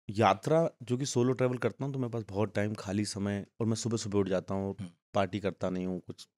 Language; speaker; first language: Hindi; native; Hindi